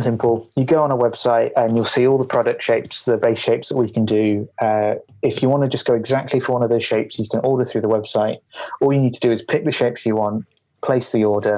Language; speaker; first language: English; native; English